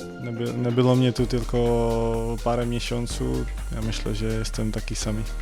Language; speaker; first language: Polish; non-native, learner; Czech